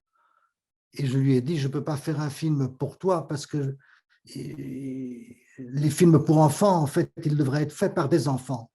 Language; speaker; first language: French; native; French